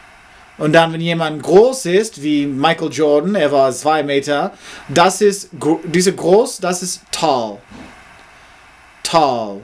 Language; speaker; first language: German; non-native, learner; English